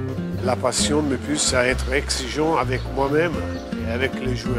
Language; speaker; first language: French; non-native, fluent; Italian